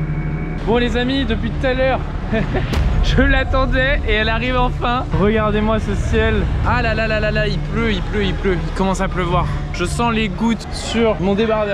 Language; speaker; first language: French; native; French